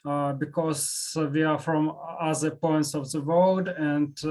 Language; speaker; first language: English; non-native, learner; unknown